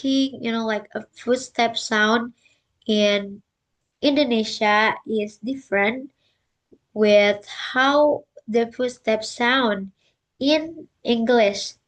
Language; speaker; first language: English; non-native, learner; Indonesian